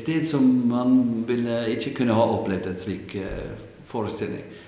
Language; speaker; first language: Norwegian; non-native, fluent; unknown